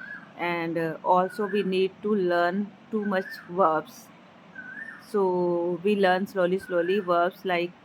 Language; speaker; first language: English; non-native, learner; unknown